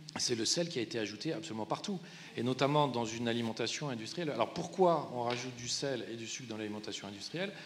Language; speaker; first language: French; native; French